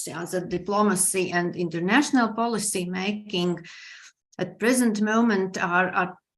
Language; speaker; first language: English; non-native, fluent; Latvian